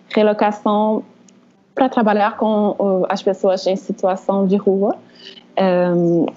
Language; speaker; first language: Portuguese; non-native, fluent; French